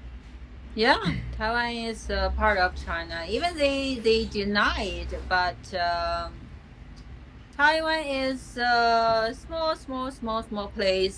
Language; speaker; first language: English; non-native, fluent; Chinese